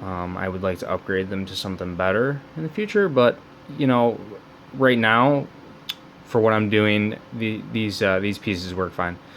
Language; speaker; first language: English; native; English